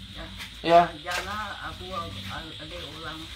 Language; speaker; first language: Indonesian; non-native, local second language; Hakka Chinese